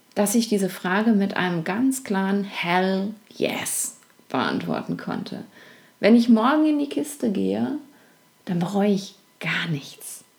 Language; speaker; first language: German; native; German